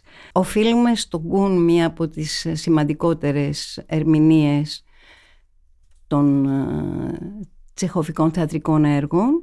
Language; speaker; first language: Greek; native; Greek